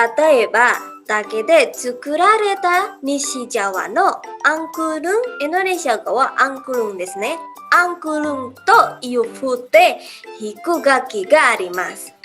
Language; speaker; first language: Japanese; non-native, learner; Indonesian